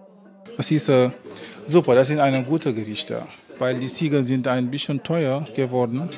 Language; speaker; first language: German; non-native, fluent; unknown